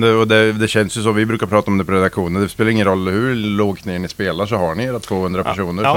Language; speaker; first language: Swedish; native; Swedish